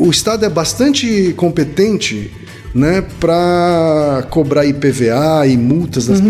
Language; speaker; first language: Portuguese; native; Portuguese